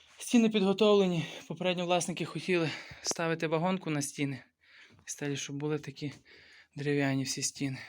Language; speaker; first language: Ukrainian; native; Ukrainian